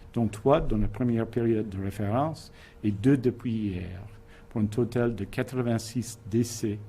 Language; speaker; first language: French; non-native, local second language; English